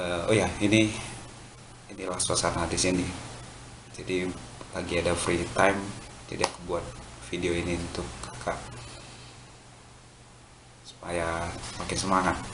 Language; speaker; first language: Indonesian; native; Indonesian